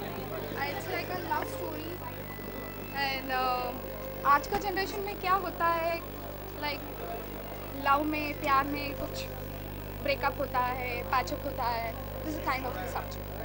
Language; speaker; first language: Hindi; non-native, local second language; Kannada